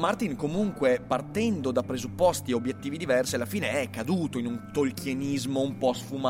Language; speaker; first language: Italian; native; Italian